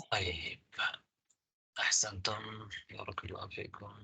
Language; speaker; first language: Arabic; non-native, fluent; Tamil